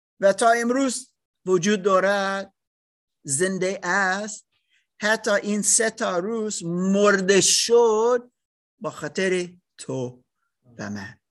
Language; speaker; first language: Persian; non-native, learner; English